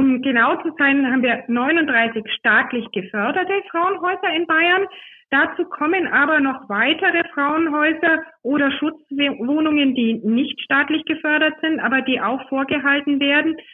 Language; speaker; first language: German; native; German